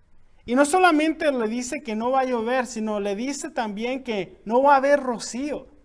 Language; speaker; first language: Spanish; native; Spanish